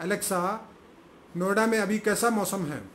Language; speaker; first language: Hindi; native; Hindi